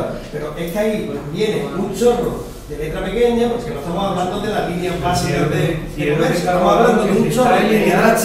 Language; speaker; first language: Spanish; native; Spanish